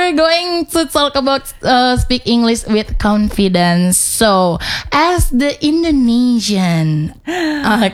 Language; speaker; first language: English; non-native, fluent; Indonesian